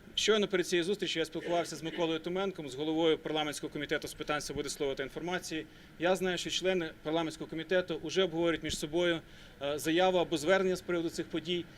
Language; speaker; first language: Ukrainian; native; Ukrainian